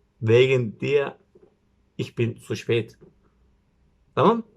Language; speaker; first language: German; non-native, learner; Turkish